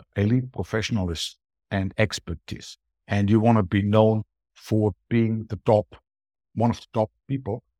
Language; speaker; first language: English; non-native, fluent; German